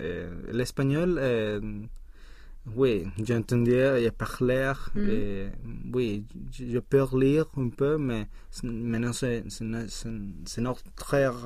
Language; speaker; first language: French; non-native, learner; Swedish